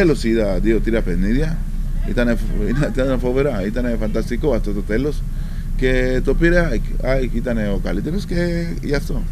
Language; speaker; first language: Greek; non-native, fluent; Spanish